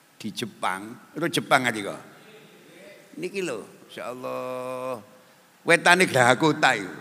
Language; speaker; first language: Indonesian; non-native, local second language; Javanese